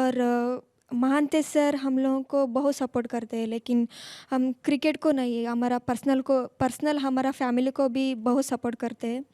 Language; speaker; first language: Hindi; non-native, local second language; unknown